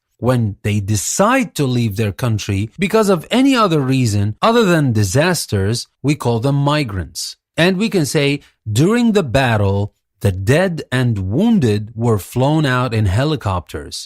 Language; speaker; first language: English; non-native, fluent; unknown